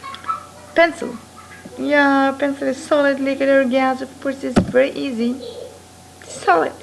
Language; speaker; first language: English; non-native, fluent; Arabic